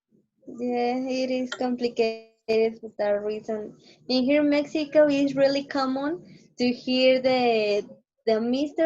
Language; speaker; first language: English; non-native, learner; Spanish